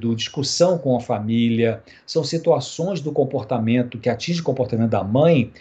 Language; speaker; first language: Portuguese; native; Portuguese